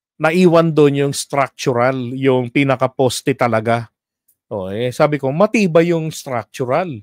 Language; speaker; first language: Filipino; native; Filipino